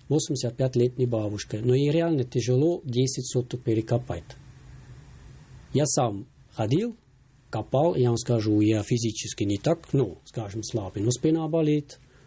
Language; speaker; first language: Russian; non-native, fluent; Swiss German